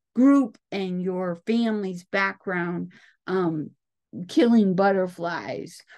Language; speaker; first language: English; native; English